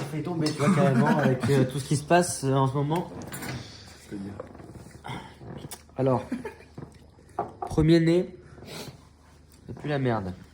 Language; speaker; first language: French; native; French